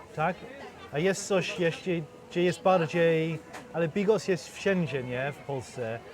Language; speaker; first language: Polish; non-native, learner; English